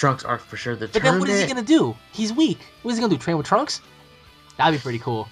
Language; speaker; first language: English; native; English